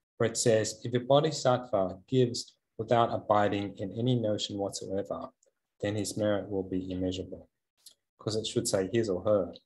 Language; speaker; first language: English; native; English